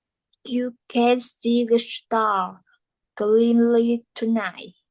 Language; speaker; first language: English; non-native, learner; Vietnamese